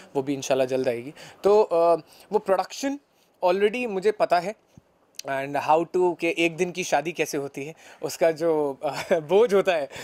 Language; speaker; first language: Hindi; native; Hindi